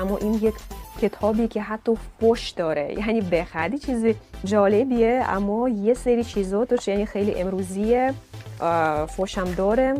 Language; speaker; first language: Persian; non-native, fluent; Russian